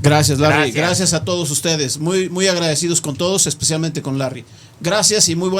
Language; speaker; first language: Spanish; native; Spanish